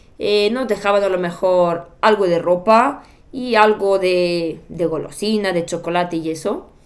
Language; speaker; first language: Spanish; non-native, fluent; Bulgarian